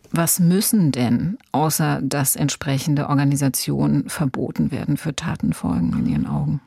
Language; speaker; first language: German; native; German